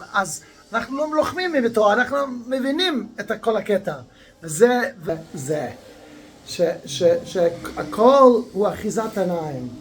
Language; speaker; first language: Hebrew; non-native, fluent; English